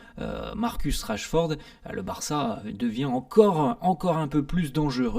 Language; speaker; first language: French; native; French